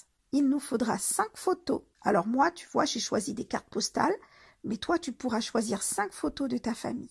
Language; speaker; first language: French; native; French